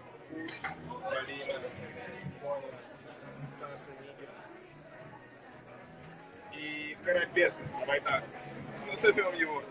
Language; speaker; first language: Russian; native; Russian